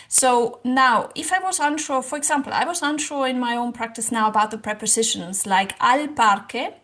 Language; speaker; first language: English; non-native, fluent; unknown